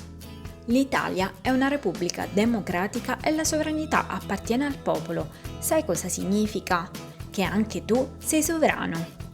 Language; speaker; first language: Italian; native; Italian